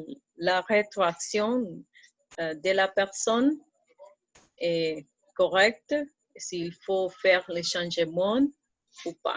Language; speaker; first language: French; non-native, fluent; Spanish